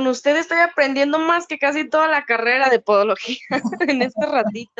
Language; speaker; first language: Spanish; native; Spanish